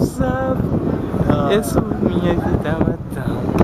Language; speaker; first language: Portuguese; non-native, local second language; Kabuverdianu